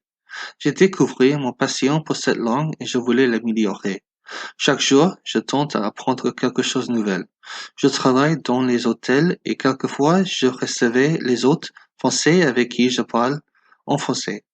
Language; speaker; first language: French; non-native, fluent; English